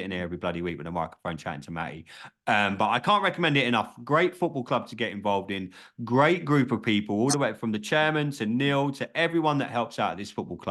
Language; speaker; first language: English; native; English